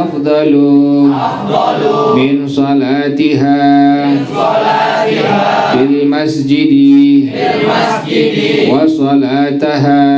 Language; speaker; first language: Arabic; non-native, fluent; Indonesian